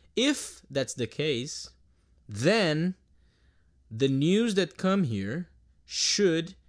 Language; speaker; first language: English; non-native, fluent; Portuguese